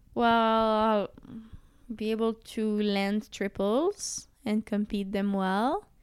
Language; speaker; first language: English; native; English